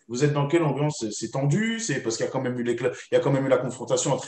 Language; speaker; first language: French; native; French